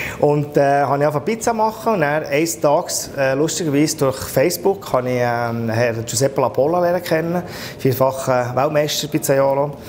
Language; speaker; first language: German; non-native, fluent; Italian